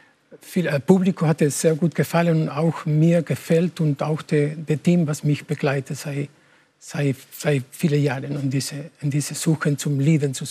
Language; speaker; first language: German; non-native, learner; Spanish